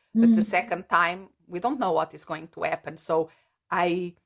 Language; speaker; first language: English; non-native, fluent; Portuguese